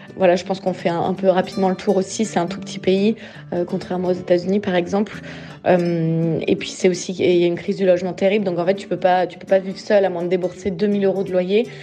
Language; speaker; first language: French; native; French